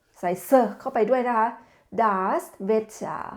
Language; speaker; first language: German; non-native, fluent; Thai